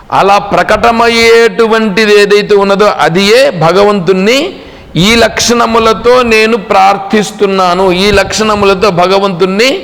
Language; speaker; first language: Telugu; native; Telugu